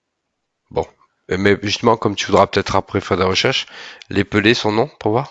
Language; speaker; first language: French; native; French